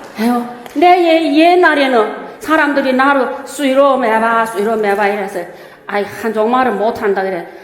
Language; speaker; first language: Korean; native; Korean